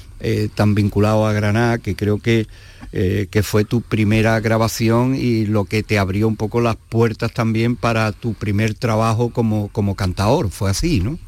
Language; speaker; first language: Spanish; native; Spanish